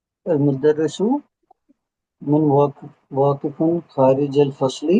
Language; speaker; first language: Arabic; non-native, learner; Urdu